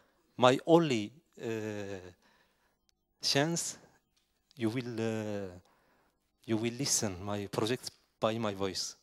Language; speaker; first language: English; non-native, learner; Arabic